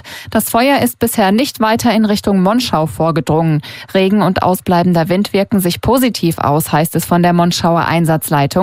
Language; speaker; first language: German; native; German